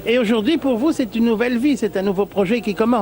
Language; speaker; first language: French; native; French